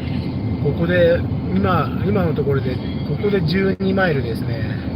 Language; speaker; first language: Japanese; native; Japanese